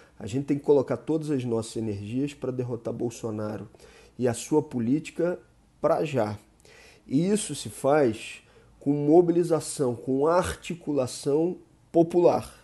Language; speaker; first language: Portuguese; native; Portuguese